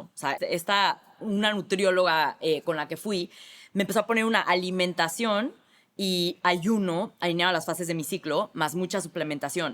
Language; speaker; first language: Spanish; native; Spanish